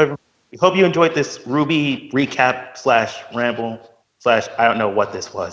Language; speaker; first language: English; native; English